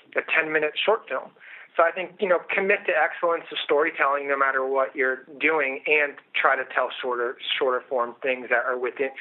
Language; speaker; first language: English; native; English